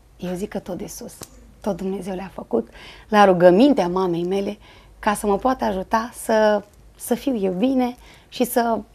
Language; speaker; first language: Romanian; native; Romanian